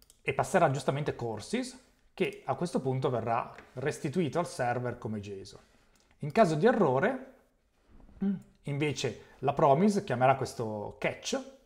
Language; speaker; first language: Italian; native; Italian